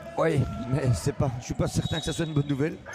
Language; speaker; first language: French; native; French